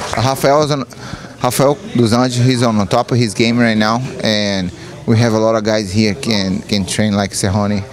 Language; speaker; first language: English; non-native, learner; Portuguese